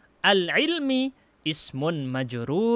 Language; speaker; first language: Arabic; non-native, fluent; Indonesian